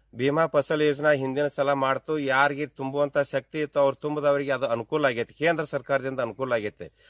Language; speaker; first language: Kannada; native; Kannada